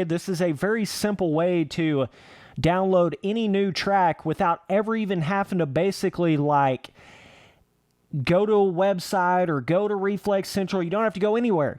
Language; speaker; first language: English; native; English